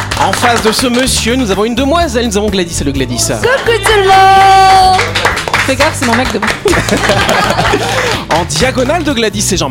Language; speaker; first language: French; native; French